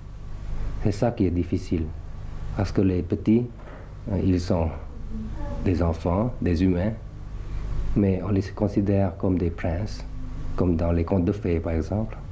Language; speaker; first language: French; early bilingual, other home language; Thai